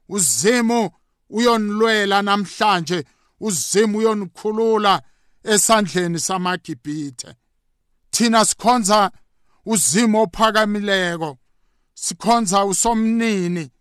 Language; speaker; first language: Zulu; native; Zulu